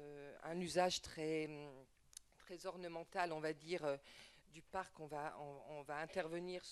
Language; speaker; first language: French; native; French